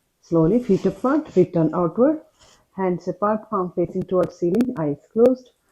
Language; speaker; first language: English; non-native, local second language; Telugu